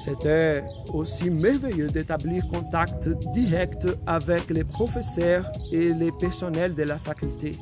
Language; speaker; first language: French; non-native, fluent; Portuguese